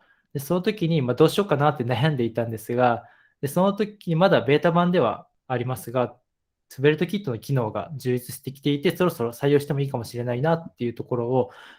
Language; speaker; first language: Japanese; native; Japanese